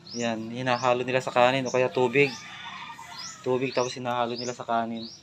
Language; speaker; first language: Filipino; native; Filipino